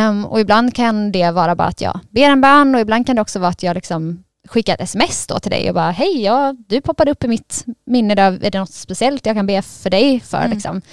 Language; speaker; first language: Swedish; native; Swedish